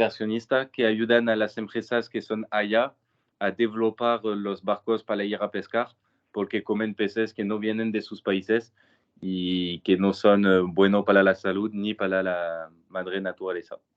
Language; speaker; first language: Spanish; non-native, learner; French